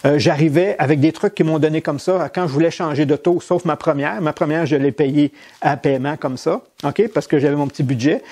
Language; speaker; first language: French; native; French